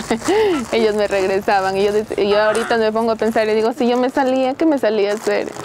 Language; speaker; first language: Spanish; native; Spanish